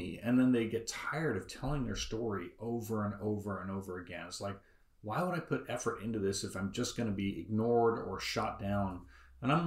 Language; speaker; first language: English; native; English